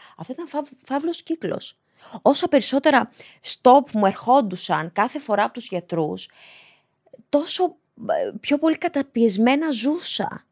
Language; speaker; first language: Greek; early bilingual, other home language; Albanian